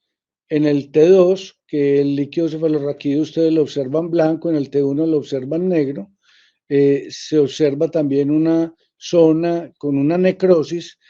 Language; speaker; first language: Spanish; native; Spanish